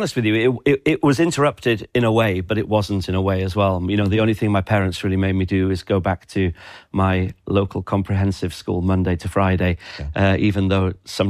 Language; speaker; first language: English; native; English